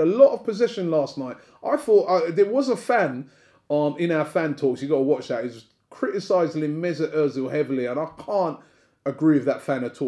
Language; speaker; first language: English; native; English